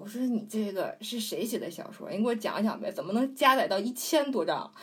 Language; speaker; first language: Chinese; native; Chinese